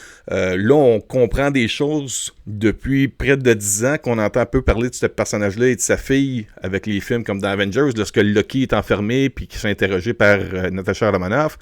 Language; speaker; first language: French; native; French